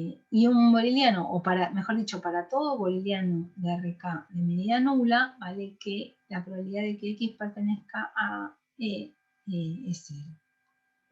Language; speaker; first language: Spanish; native; Spanish